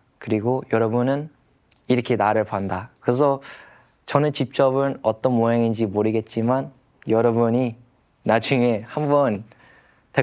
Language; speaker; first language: Korean; early bilingual, heritage; English